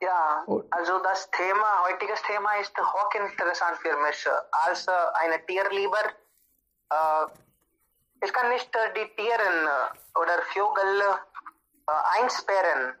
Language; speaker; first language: German; non-native, fluent; Hindi